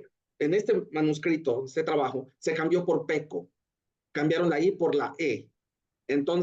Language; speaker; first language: Spanish; native; Spanish